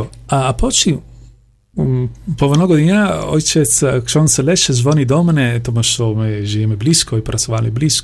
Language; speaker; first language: Polish; non-native, learner; Italian